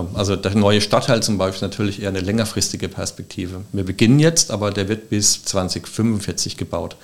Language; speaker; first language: German; native; German